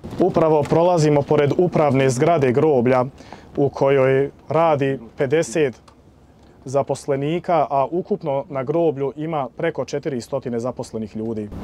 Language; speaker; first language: Croatian; early bilingual, heritage; Serbian